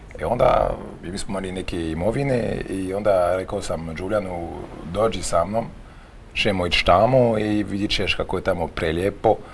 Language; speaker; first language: Croatian; non-native, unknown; French